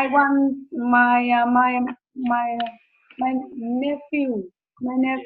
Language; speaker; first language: English; non-native, learner; Vietnamese